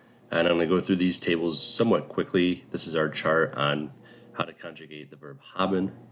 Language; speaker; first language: English; native; English